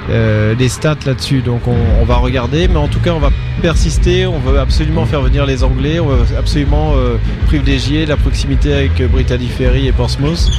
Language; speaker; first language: French; native; French